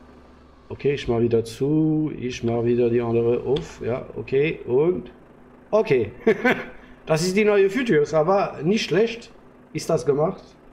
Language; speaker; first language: German; non-native, learner; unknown